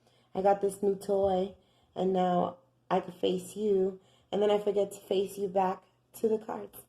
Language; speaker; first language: English; native; English